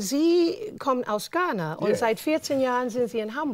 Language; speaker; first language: German; non-native, fluent; English